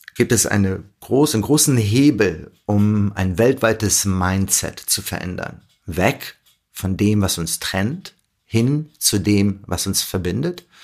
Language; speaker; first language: German; early bilingual, other home language; Arabic